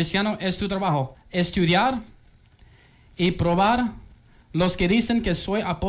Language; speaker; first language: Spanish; early bilingual, heritage; English